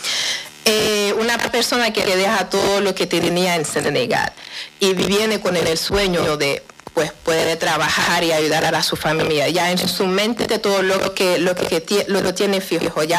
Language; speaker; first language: Spanish; non-native, fluent; Wolof